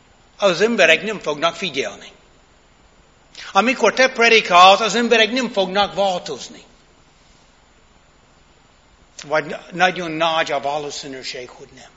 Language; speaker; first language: Hungarian; non-native, fluent; English